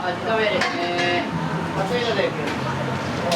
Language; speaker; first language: Japanese; native; Japanese